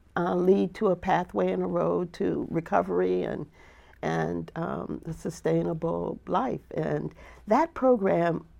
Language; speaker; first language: English; native; English